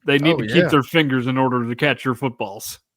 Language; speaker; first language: English; native; English